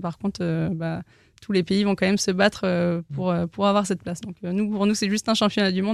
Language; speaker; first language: French; native; French